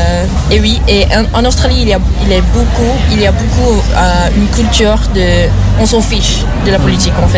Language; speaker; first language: French; non-native, fluent; English